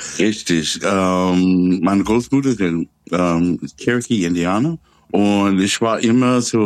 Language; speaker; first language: German; non-native, fluent; English